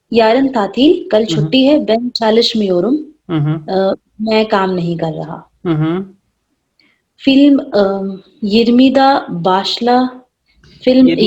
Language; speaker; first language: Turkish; non-native, learner; Urdu